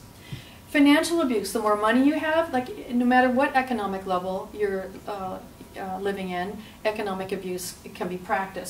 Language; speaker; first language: English; native; English